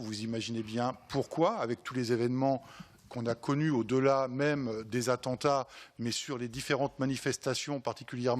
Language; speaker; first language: French; native; French